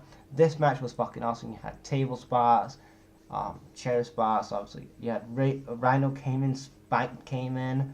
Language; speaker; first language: English; native; English